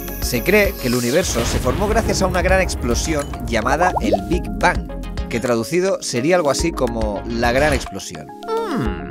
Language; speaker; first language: Spanish; native; Spanish